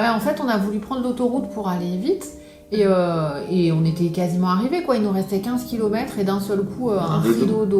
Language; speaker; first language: French; native; French